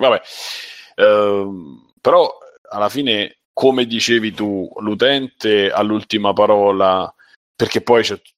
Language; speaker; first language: Italian; native; Italian